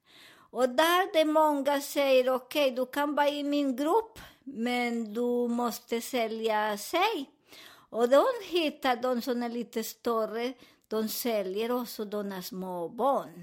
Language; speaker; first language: Swedish; non-native, learner; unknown